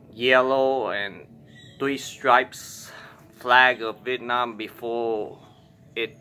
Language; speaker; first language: English; non-native, fluent; Vietnamese